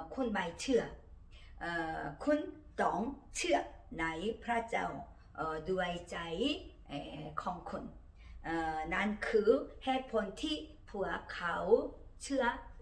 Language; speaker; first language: Thai; non-native, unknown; Korean